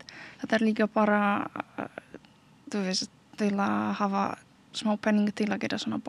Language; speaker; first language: Icelandic; non-native, learner; Polish